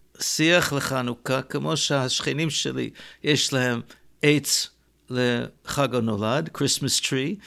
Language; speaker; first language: Hebrew; non-native, fluent; English